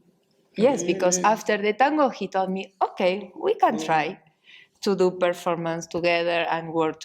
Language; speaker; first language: English; non-native, learner; Spanish